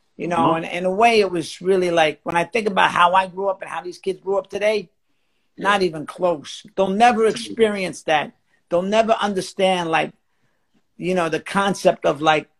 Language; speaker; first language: English; native; English